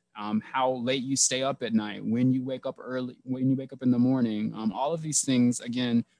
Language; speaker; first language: English; native; English